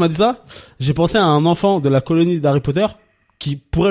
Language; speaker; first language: French; native; French